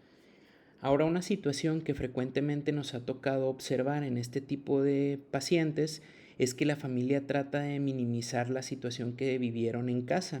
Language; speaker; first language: Spanish; native; Spanish